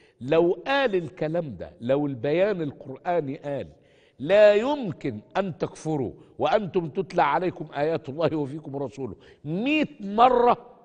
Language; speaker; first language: Arabic; native; Arabic